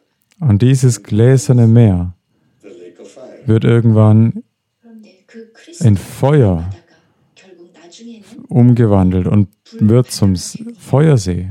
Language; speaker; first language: German; non-native, fluent; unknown